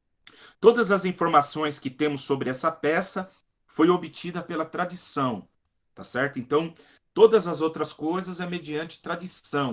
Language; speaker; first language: Portuguese; native; Portuguese